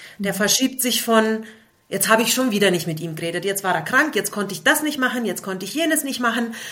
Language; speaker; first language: German; native; German